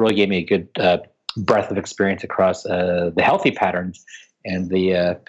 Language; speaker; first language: English; native; English